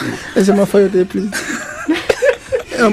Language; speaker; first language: French; non-native, local second language; Wolof